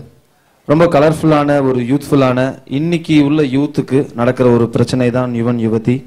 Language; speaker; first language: Tamil; native; Tamil